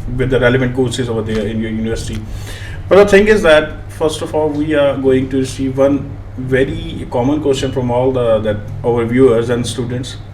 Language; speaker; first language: English; non-native, local second language; Punjabi